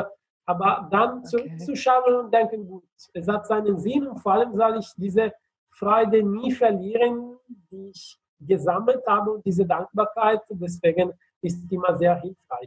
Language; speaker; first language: German; non-native, fluent; Italian